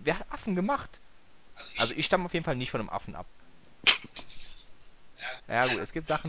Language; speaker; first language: German; native; German